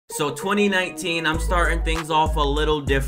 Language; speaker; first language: English; native; English